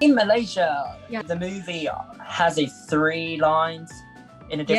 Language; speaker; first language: English; non-native, learner; Japanese